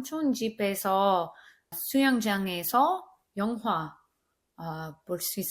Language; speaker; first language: Korean; non-native, learner; English